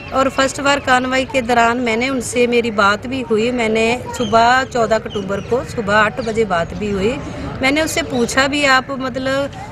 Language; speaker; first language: Hindi; non-native, local second language; Punjabi